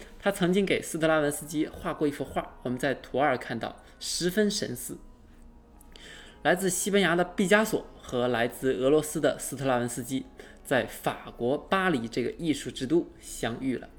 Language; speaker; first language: Chinese; native; Chinese